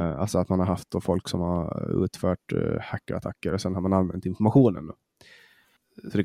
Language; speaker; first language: Swedish; native; Swedish